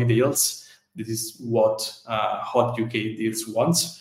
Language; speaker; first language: English; non-native, fluent; Italian